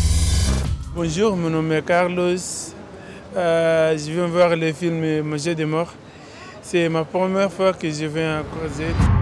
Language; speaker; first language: French; non-native, learner; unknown